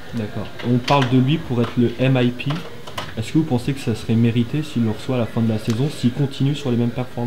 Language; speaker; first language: French; native; French